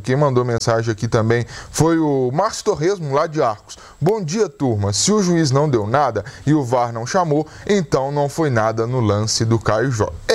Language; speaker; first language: Portuguese; native; Portuguese